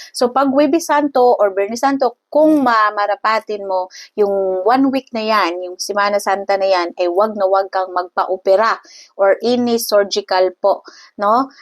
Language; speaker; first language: Filipino; non-native, local second language; Cebuano